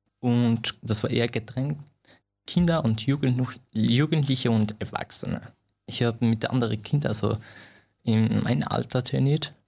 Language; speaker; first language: German; non-native, fluent; Persian